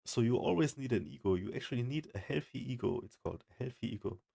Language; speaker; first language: English; non-native, fluent; German